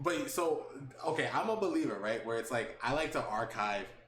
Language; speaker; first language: English; native; English